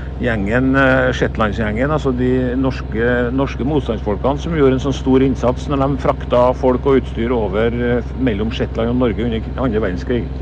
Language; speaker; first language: Norwegian; native; Norwegian